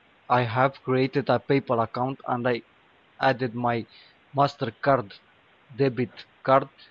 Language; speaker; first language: English; non-native, learner; Romanian